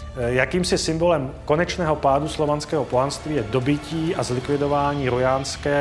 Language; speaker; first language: Czech; native; Czech